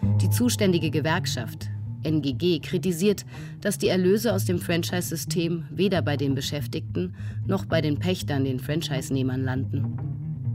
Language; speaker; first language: German; native; German